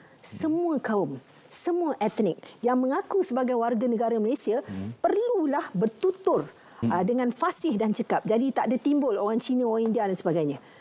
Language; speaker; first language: Malay; native; Malay